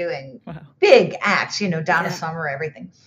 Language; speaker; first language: English; native; English